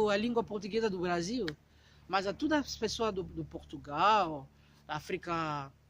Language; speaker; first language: Portuguese; non-native, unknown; Lingala